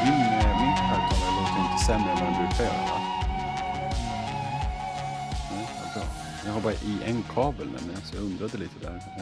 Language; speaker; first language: Swedish; native; Swedish